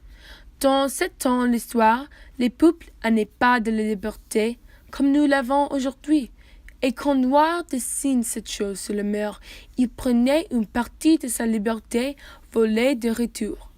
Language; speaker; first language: French; non-native, learner; English